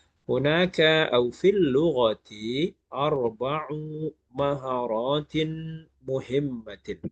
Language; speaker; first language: Arabic; non-native, fluent; Malay